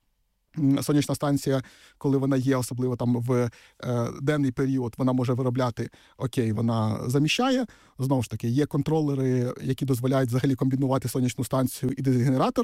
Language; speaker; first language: Ukrainian; native; Ukrainian